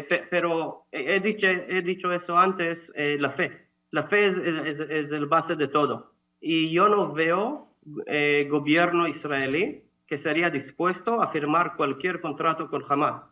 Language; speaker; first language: Spanish; non-native, fluent; Hebrew